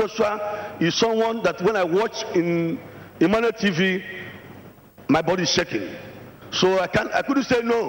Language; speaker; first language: English; non-native, local second language; Igbo